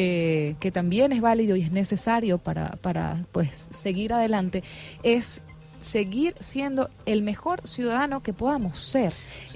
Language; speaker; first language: Spanish; native; Spanish